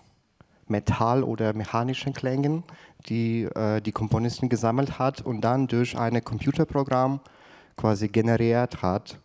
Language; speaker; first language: German; non-native, fluent; Ukrainian